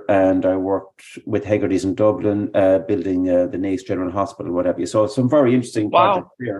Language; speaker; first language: English; native; English